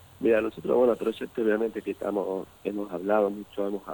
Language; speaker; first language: Spanish; native; Spanish